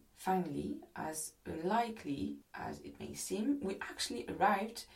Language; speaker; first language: English; non-native, fluent; French